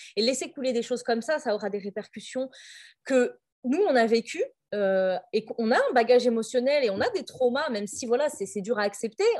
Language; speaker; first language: French; native; French